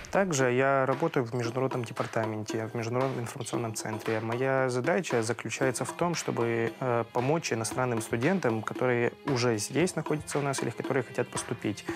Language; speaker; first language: Russian; non-native, fluent; Arabic